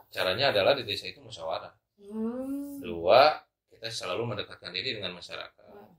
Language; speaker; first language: Indonesian; non-native, local second language; Sundanese